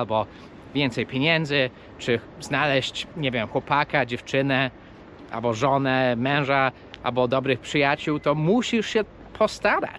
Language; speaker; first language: Polish; non-native, fluent; English